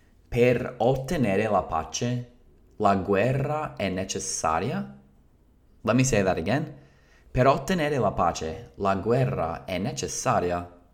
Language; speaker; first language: Italian; non-native, fluent; English